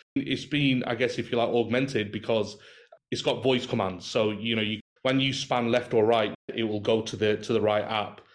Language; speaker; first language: English; native; English